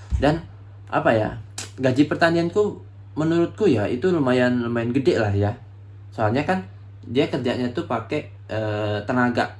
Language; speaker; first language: Indonesian; native; Indonesian